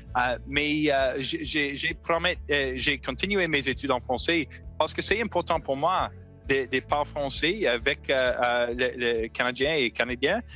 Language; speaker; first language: French; non-native, local second language; English